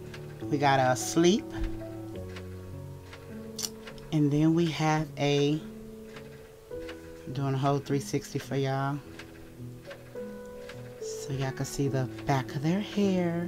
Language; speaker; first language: English; native; English